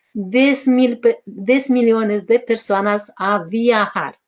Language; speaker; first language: Spanish; non-native, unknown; Romanian